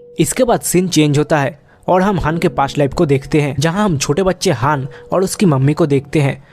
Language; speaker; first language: Hindi; native; Hindi